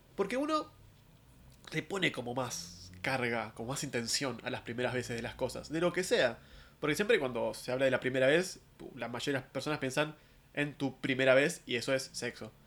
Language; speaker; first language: Spanish; native; Spanish